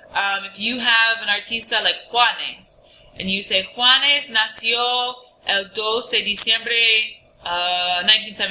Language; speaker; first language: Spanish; non-native, fluent; English